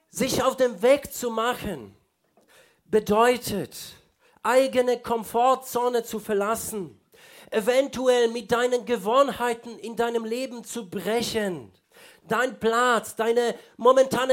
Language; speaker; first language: German; non-native, fluent; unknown